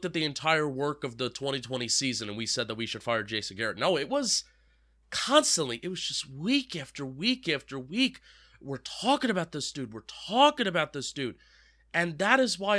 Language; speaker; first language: English; native; English